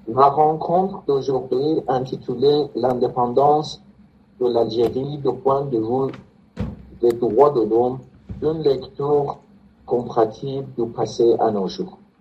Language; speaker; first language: French; non-native, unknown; Persian